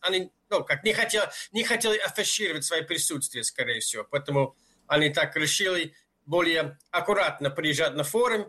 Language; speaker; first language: Russian; non-native, fluent; English